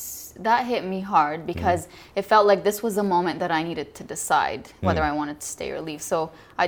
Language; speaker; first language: English; non-native, fluent; Arabic